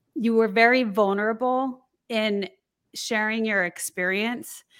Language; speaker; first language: English; native; English